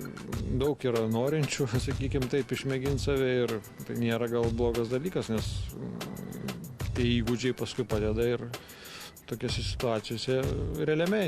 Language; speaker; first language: Lithuanian; native; Lithuanian